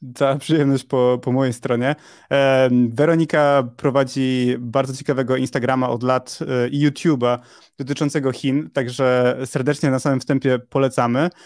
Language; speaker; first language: Polish; native; Polish